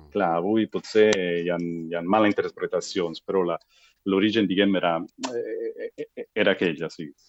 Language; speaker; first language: Catalan; non-native, local second language; Italian